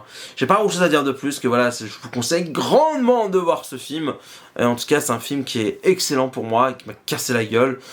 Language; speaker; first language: French; native; French